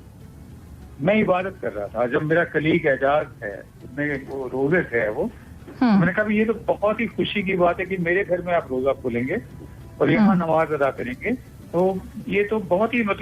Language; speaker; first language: Hindi; native; Hindi